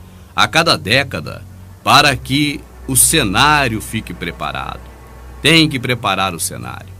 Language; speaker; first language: Portuguese; native; Portuguese